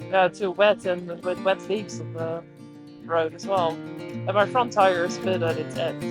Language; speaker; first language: English; non-native, fluent; Dutch